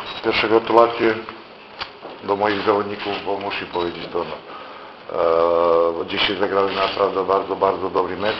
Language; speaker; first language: Polish; non-native, fluent; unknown